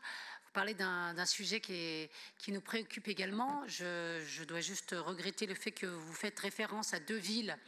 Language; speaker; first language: French; native; French